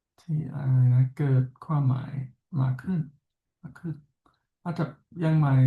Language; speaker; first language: Thai; non-native, fluent; English